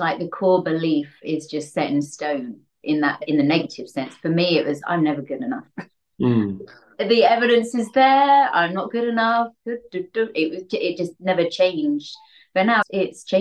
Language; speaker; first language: English; native; English